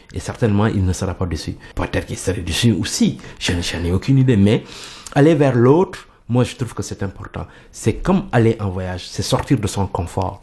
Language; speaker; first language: French; non-native, local second language; Mandingo